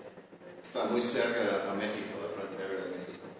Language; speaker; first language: Spanish; non-native, learner; English